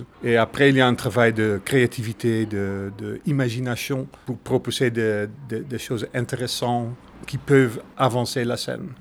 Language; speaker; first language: French; non-native, fluent; Dutch